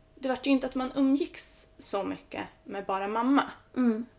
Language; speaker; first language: Swedish; early bilingual, other home language; Spanish